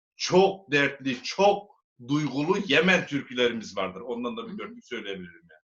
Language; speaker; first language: Turkish; native; Turkish